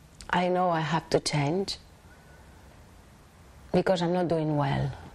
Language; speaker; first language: English; non-native, fluent; Spanish